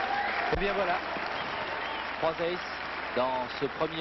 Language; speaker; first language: French; native; French